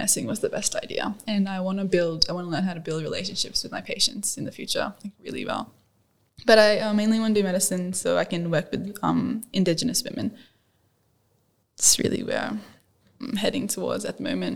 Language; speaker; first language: English; non-native, local second language; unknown